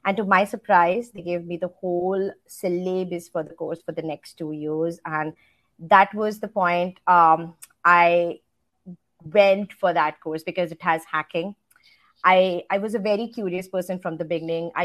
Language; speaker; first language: English; non-native, local second language; Hindi